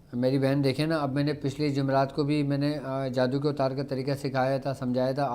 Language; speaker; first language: Urdu; native; Urdu